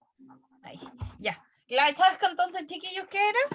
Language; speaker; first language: Spanish; native; Spanish